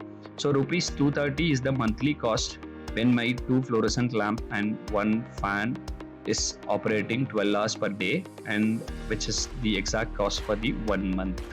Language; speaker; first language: English; non-native, local second language; Tamil